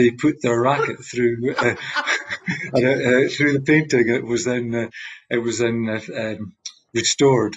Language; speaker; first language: English; native; English